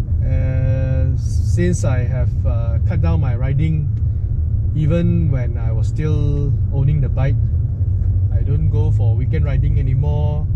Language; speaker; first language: English; non-native, local second language; Min Nan Chinese